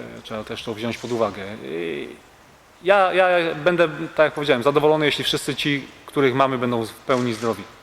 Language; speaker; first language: Polish; native; Polish